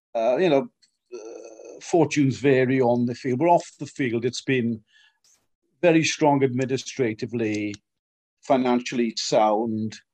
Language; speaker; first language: English; native; English